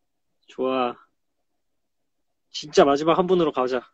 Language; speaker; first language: Korean; native; Korean